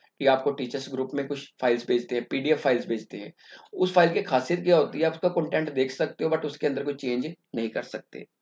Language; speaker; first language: Hindi; non-native, local second language; Punjabi